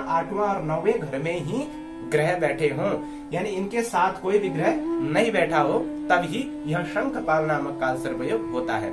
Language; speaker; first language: Hindi; native; Hindi